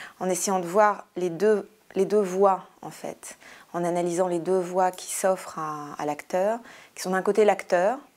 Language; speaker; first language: French; native; French